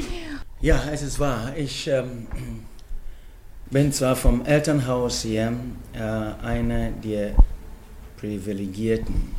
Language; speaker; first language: German; non-native, fluent; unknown